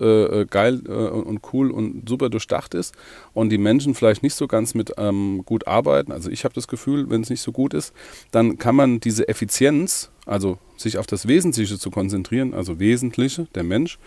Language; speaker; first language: German; native; German